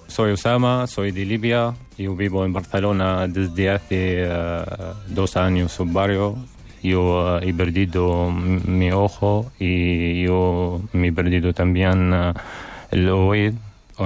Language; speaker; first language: Spanish; non-native, learner; Arabic